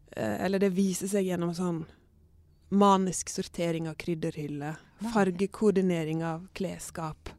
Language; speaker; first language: Norwegian; native; Norwegian